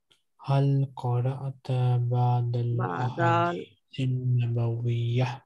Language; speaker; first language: Arabic; non-native, fluent; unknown